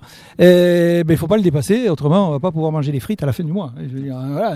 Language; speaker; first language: French; native; French